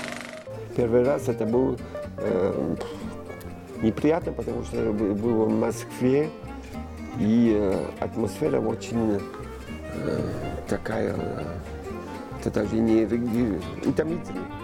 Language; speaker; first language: Russian; early bilingual, heritage; Russian